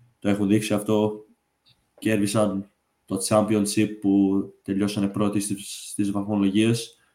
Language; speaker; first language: Greek; early bilingual, heritage; Greek